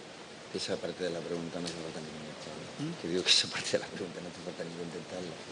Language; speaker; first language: Spanish; native; Spanish